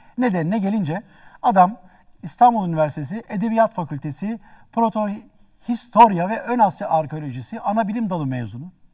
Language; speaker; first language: Turkish; native; Turkish